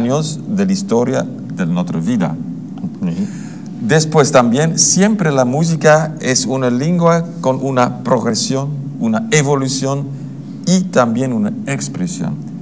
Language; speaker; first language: Spanish; non-native, learner; Dutch